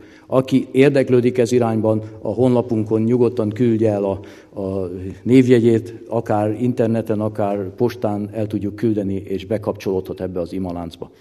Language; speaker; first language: Hungarian; native; Hungarian